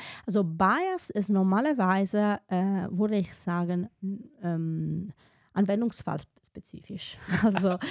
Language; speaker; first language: German; non-native, fluent; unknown